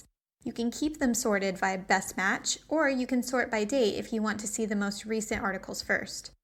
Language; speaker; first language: English; native; English